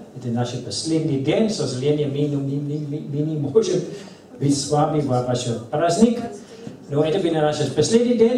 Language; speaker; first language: Russian; non-native, learner; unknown